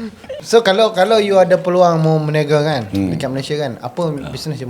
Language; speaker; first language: Malay; native; Malay